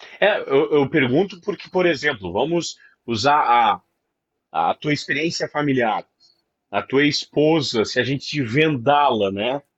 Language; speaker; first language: Portuguese; native; Portuguese